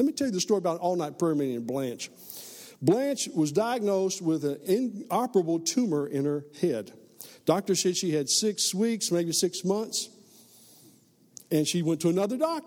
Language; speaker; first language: English; native; English